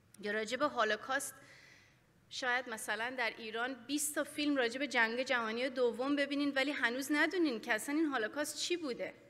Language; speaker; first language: Persian; early bilingual, heritage; Persian